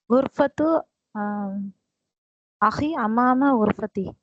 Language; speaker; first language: Arabic; non-native, learner; Tamil